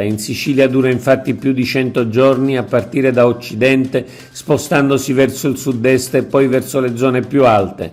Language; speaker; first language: Italian; native; Italian